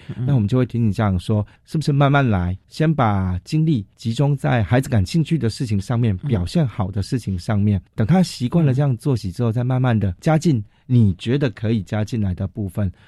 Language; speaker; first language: Chinese; native; Chinese